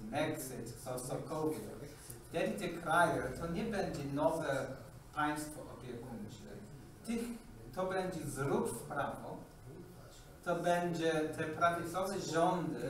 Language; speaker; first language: Polish; non-native, learner; English